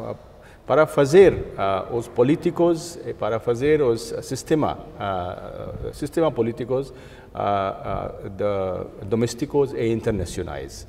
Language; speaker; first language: Portuguese; non-native, fluent; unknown